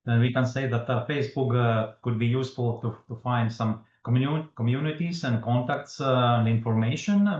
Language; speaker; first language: English; non-native, fluent; Latvian